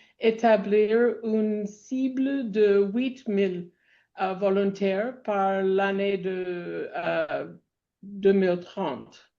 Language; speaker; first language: French; non-native, fluent; English